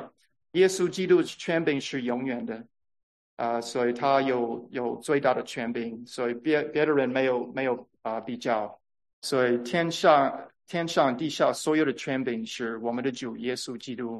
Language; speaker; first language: Chinese; non-native, fluent; English